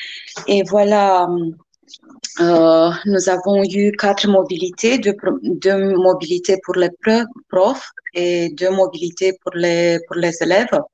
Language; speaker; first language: French; non-native, fluent; Romanian